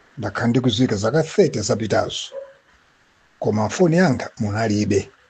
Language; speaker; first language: Nyanja; native; Nyanja